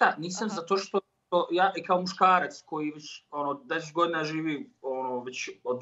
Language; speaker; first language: Serbian; native; Serbian